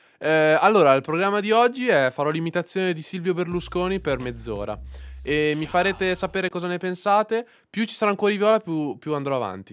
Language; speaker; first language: Italian; native; Italian